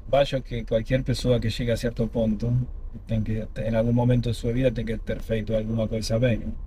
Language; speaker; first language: Portuguese; non-native, fluent; Spanish